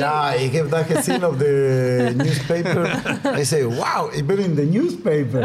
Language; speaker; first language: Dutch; non-native, learner; Spanish